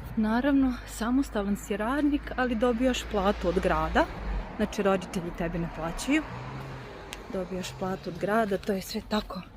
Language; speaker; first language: Bosnian; native; Bosnian